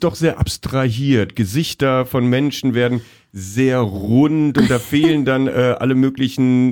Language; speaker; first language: German; native; German